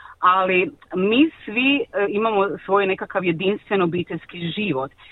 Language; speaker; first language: Croatian; native; Croatian